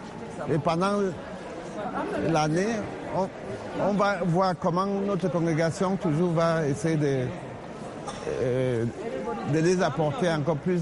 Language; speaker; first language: French; non-native, local second language; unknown